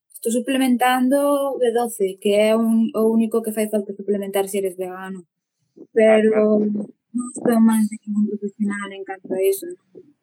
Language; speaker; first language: Galician; native; Galician